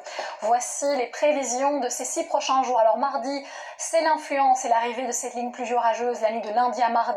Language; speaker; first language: French; native; French